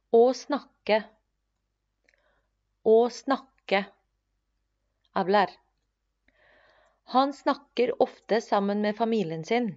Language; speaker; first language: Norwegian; non-native, fluent; Spanish